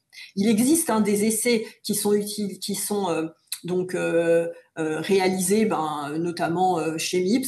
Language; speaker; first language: French; native; French